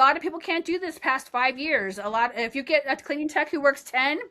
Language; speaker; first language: English; native; English